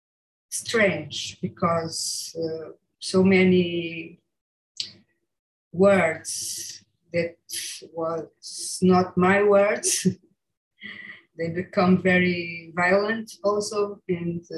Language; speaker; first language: English; non-native, learner; Portuguese